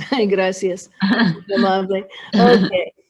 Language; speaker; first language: Spanish; non-native, fluent; English